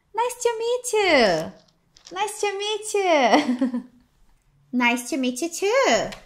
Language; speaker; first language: English; non-native, fluent; Portuguese